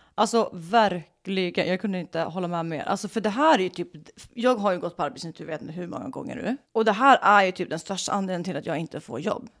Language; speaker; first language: Swedish; native; Swedish